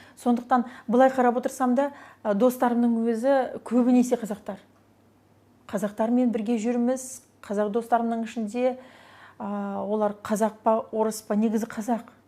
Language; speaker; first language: Kazakh; non-native, local second language; Russian